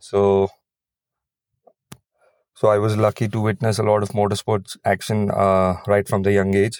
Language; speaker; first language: English; non-native, local second language; Kannada